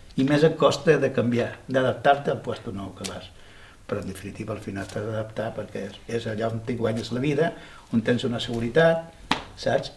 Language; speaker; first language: Catalan; non-native, local second language; Spanish